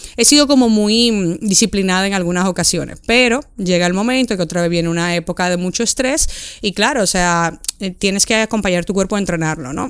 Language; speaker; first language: Spanish; native; Spanish